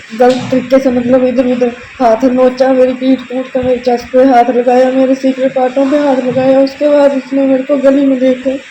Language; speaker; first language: Hindi; non-native, local second language; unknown